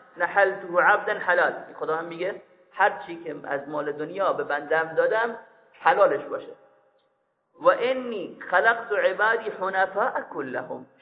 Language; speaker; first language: Persian; native; Persian